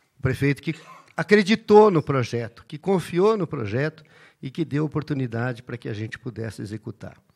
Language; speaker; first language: Portuguese; early bilingual, other home language; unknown